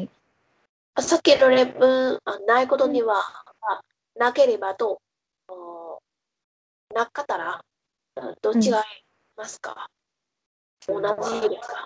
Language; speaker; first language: Japanese; non-native, fluent; Vietnamese